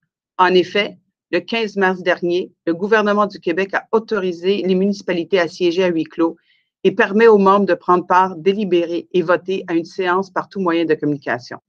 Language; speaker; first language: French; native; French